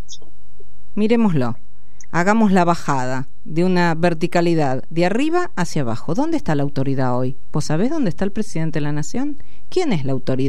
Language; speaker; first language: Spanish; native; Spanish